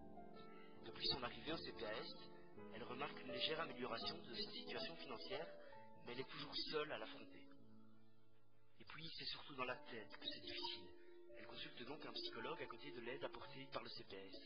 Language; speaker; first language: French; native; French